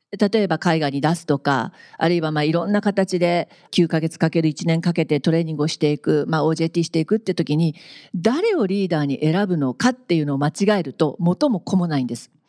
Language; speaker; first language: Japanese; native; Japanese